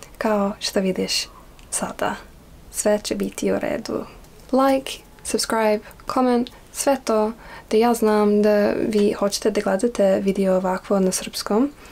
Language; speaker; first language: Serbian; early bilingual, heritage; Serbian